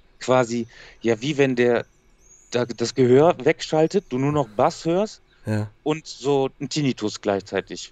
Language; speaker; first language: German; native; German